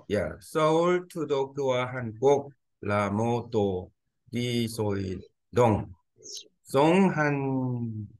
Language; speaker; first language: Vietnamese; non-native, learner; Korean